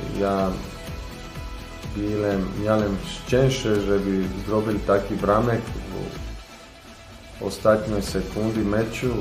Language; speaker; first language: Polish; non-native, learner; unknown